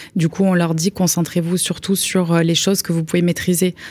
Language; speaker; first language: French; native; French